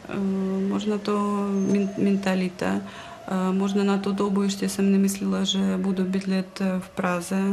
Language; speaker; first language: Czech; non-native, fluent; Russian